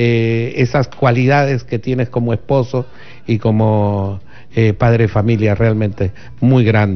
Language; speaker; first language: Spanish; native; Spanish